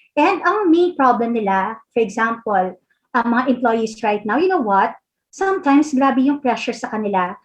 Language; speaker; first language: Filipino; non-native, local second language; Hiligaynon